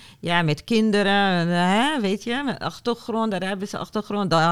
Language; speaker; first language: Dutch; non-native, fluent; Arabic